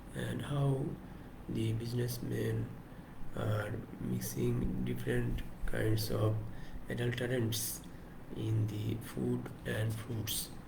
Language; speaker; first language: English; non-native, local second language; Bangla